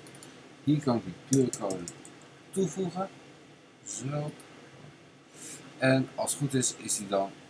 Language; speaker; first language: Dutch; native; Dutch